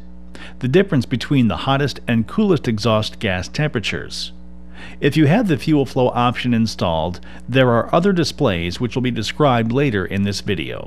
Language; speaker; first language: English; native; English